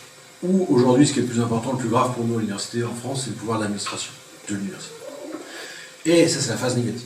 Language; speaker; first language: French; native; French